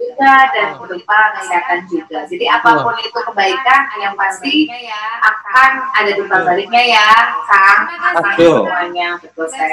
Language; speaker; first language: Indonesian; native; Indonesian